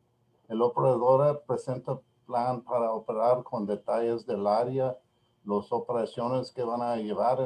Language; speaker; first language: Spanish; non-native, learner; English